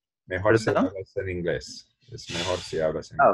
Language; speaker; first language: Spanish; non-native, learner; English